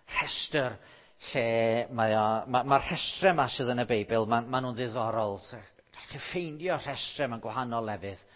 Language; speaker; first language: Welsh; native; Welsh